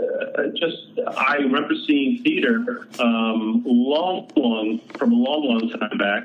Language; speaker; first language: English; native; English